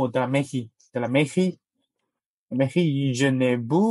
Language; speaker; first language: French; non-native, learner; Chinese